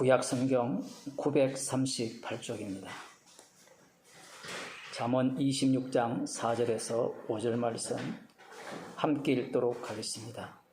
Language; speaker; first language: Korean; native; Korean